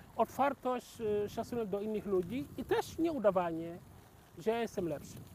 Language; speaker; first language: Polish; non-native, fluent; Wolof